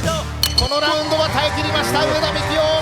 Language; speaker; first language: Japanese; native; Japanese